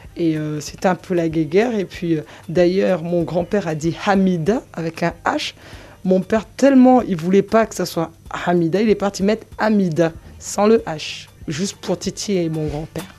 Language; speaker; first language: French; non-native, local second language; Comorian